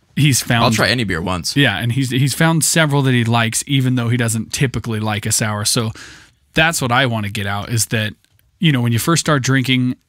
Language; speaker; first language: English; native; English